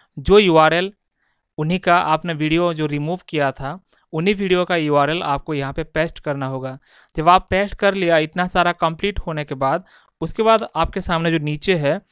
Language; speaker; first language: Hindi; non-native, local second language; Bangla